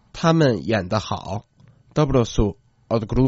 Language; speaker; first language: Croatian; non-native, fluent; Chinese